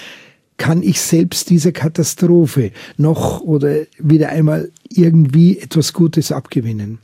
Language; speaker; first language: German; native; German